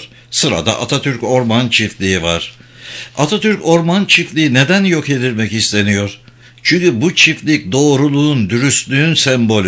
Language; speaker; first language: Turkish; native; Turkish